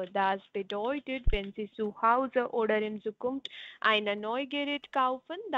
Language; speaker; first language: German; non-native, learner; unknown